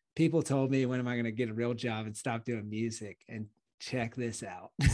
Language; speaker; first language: English; native; English